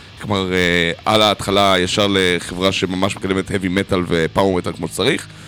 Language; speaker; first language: Hebrew; native; Hebrew